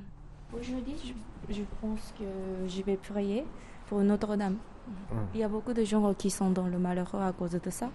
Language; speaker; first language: French; non-native, fluent; Japanese